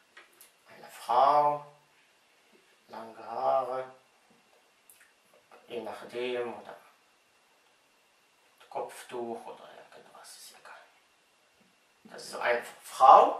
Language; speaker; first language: German; non-native, fluent; Arabic